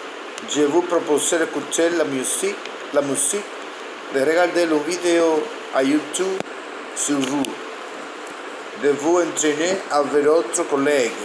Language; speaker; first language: French; non-native, learner; Spanish